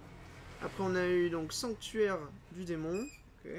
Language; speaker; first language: French; native; French